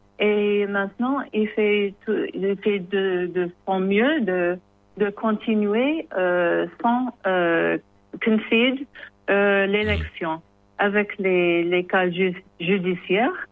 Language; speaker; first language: French; non-native, learner; English